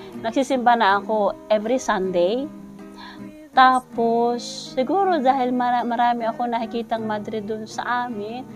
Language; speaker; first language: Filipino; native; Filipino